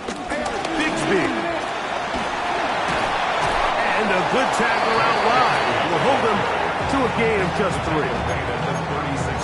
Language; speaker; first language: English; native; English